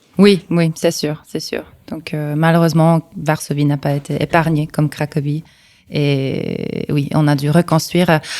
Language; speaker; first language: French; non-native, fluent; Polish